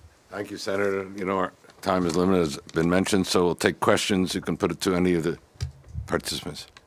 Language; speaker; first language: English; native; English